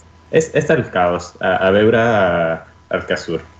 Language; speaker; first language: Catalan; non-native, learner; Italian